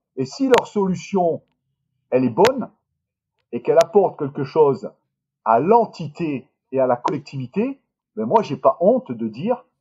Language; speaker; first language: French; native; French